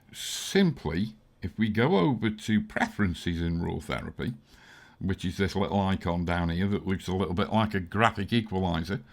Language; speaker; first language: English; native; English